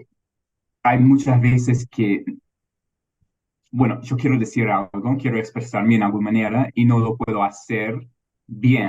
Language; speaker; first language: Spanish; non-native, fluent; English